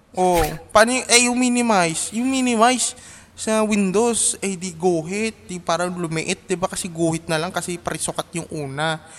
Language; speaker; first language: Filipino; non-native, local second language; Cebuano